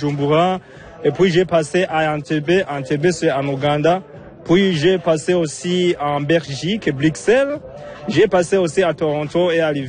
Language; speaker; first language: French; non-native, local second language; Rundi